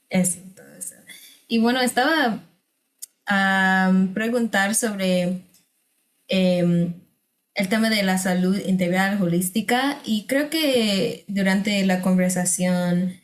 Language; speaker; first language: Spanish; non-native, fluent; English